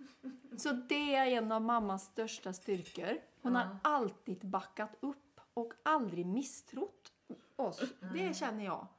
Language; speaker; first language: Swedish; native; Swedish